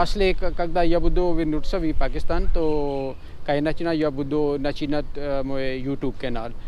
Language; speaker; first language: Russian; non-native, learner; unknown